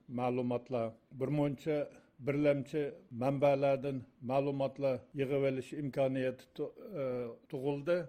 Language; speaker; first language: Uzbek; non-native, local second language; Uyghur